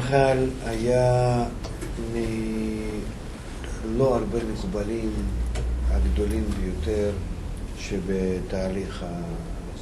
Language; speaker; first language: Hebrew; non-native, fluent; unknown